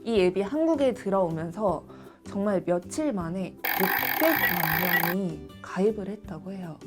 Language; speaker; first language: Korean; non-native, fluent; Mongolian